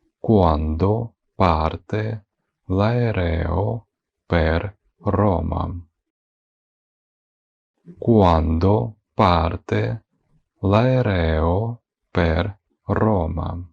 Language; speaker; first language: Italian; non-native, fluent; Ukrainian